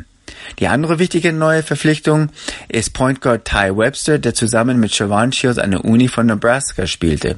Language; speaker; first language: German; native; German